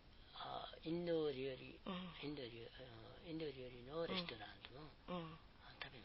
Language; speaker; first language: Japanese; non-native, learner; Nepali